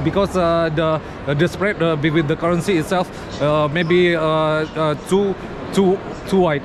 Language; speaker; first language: English; non-native, fluent; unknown